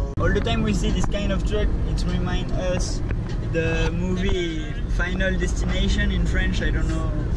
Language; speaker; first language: English; non-native, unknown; French